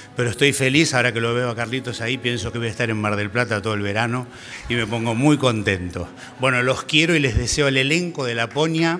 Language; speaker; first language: Spanish; native; Spanish